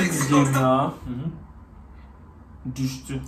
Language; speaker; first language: Turkish; non-native, learner; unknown